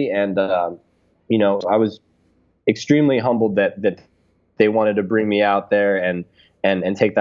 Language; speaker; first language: English; native; English